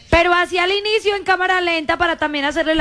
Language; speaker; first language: Spanish; native; Spanish